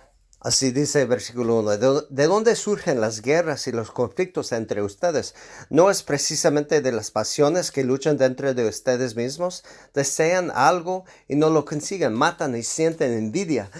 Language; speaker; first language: Spanish; non-native, fluent; English